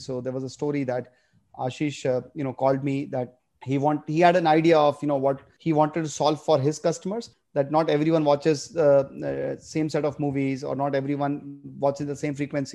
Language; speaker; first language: English; non-native, local second language; Gujarati